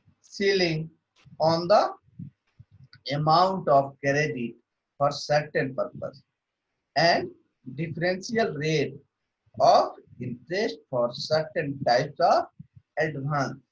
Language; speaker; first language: English; non-native, local second language; Hindi